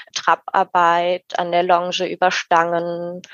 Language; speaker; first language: German; native; German